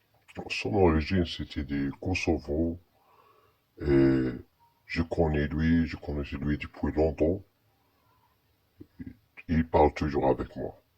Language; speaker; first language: French; non-native, learner; Arabic